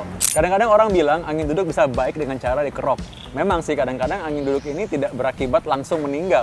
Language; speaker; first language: Indonesian; native; Indonesian